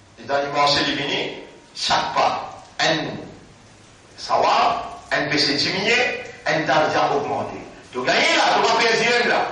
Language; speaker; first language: French; non-native, local second language; Morisyen